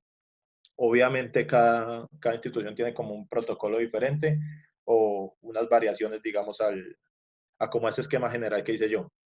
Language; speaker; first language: Spanish; native; Spanish